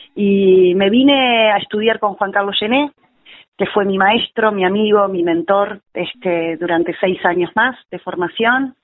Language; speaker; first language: Spanish; native; Spanish